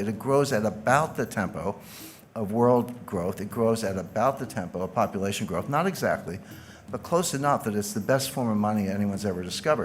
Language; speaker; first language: English; native; English